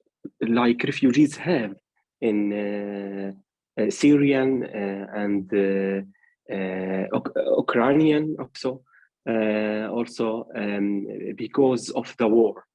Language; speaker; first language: English; non-native, learner; Arabic